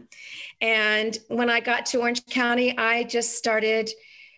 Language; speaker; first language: English; native; English